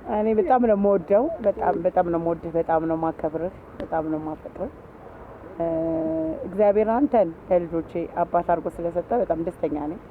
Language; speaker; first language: Amharic; native; Amharic